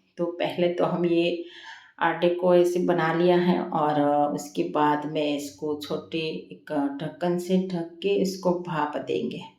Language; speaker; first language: Hindi; non-native, local second language; Gujarati